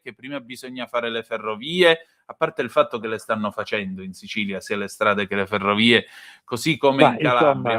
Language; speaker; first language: Italian; native; Italian